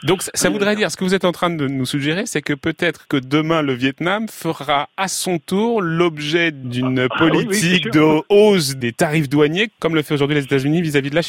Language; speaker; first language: French; native; French